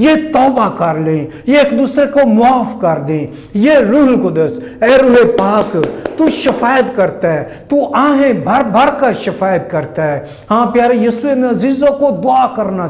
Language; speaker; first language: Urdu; non-native, local second language; Punjabi